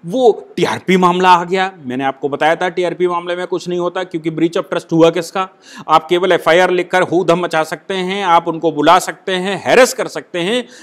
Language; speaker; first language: Hindi; native; Hindi